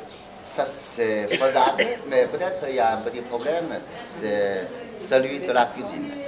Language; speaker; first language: French; non-native, fluent; Chinese